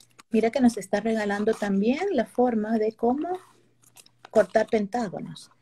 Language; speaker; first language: Spanish; native; Spanish